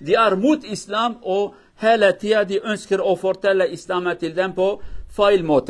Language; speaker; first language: Norwegian; non-native, learner; Kurdish